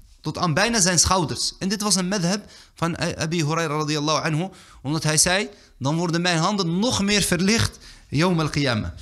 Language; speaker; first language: Dutch; early bilingual, other home language; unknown